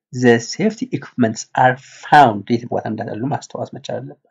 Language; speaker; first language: English; non-native, local second language; Amharic